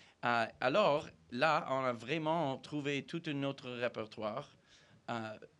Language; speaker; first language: French; non-native, fluent; English